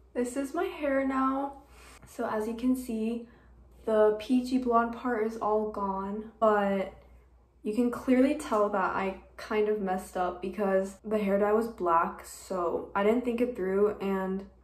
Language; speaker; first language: English; native; English